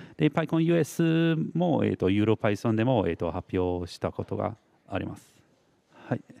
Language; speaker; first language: Japanese; non-native, fluent; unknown